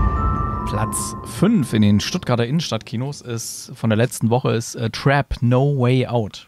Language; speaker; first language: German; native; German